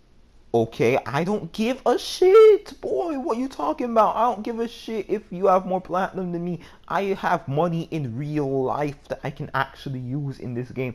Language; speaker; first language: English; native; English